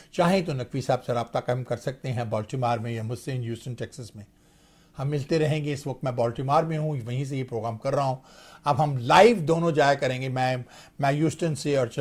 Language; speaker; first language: Urdu; native; Urdu